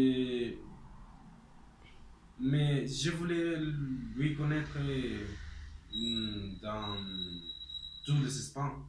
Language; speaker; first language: French; non-native, learner; Spanish